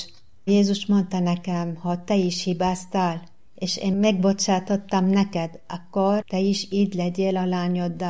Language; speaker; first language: Hungarian; non-native, learner; Arabic